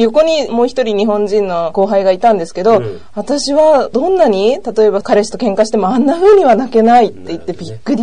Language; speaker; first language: Japanese; native; Japanese